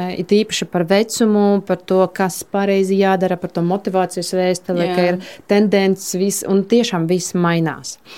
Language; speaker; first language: Latvian; non-native, local second language; Russian